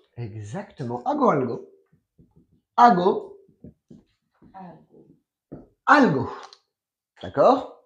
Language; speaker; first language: Spanish; non-native, fluent; French